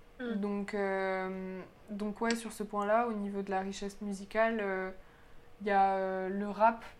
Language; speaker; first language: French; early bilingual, other home language; Polish